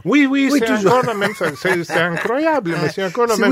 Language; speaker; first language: French; non-native, fluent; Italian